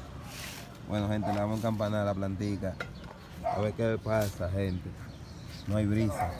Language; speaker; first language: Spanish; native; Spanish